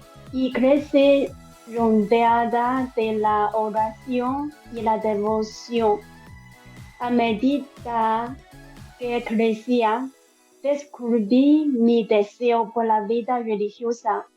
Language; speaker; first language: Spanish; non-native, learner; Chinese